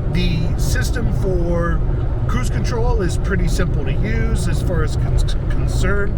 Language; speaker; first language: English; native; English